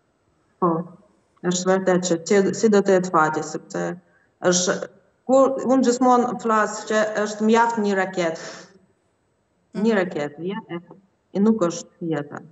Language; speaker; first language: Albanian; non-native, learner; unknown